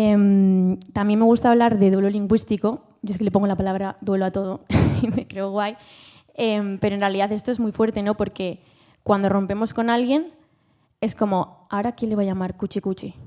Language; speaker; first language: Spanish; native; Spanish